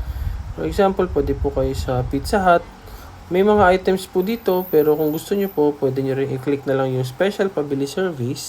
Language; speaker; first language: Filipino; native; Filipino